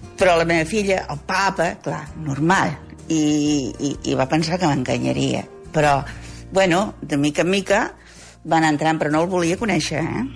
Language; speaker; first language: Catalan; native; Catalan